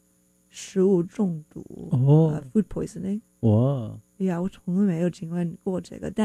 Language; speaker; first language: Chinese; non-native, learner; English